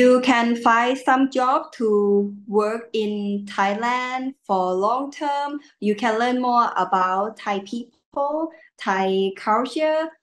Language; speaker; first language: English; non-native, learner; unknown